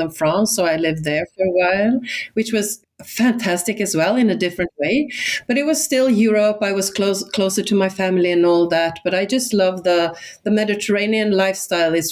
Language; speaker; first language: English; non-native, fluent; Swedish